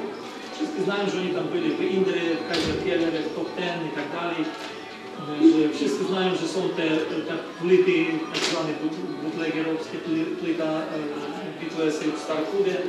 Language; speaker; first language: Polish; non-native, fluent; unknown